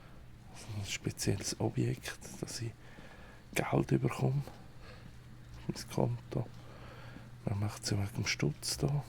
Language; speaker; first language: German; native; German